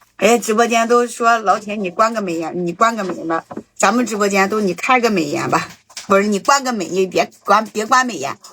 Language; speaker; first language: Chinese; native; Chinese